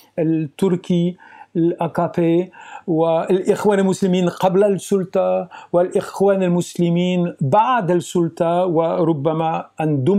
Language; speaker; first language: Arabic; non-native, fluent; French